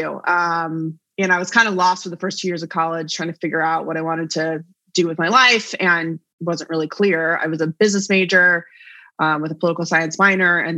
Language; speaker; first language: English; native; English